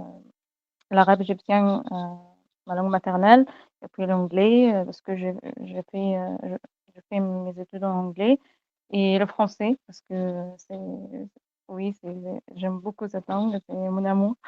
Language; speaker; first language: French; non-native, fluent; Arabic